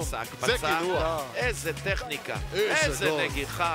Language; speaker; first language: Hebrew; native; Hebrew